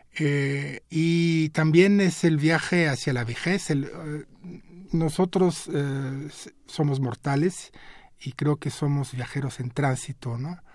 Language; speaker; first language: Spanish; non-native, fluent; French